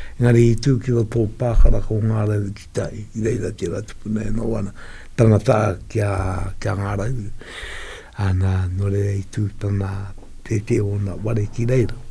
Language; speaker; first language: Māori; native; Māori